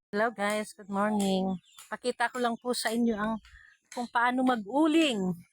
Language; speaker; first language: Filipino; non-native, local second language; Cebuano